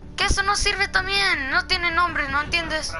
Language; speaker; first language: Spanish; early bilingual, heritage; Spanish